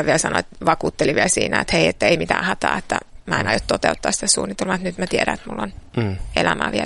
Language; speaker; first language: Finnish; native; Finnish